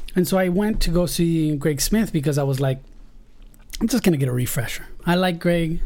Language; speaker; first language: English; early bilingual, other home language; Spanish